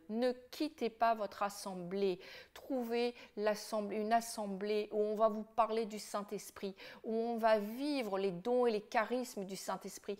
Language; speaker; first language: French; native; French